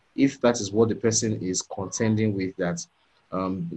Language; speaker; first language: English; non-native, local second language; Yoruba